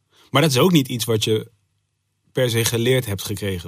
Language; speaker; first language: Dutch; native; Dutch